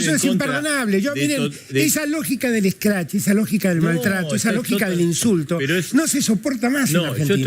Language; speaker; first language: Spanish; native; Spanish